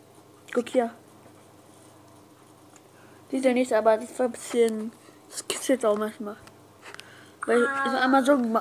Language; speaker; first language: German; non-native, learner; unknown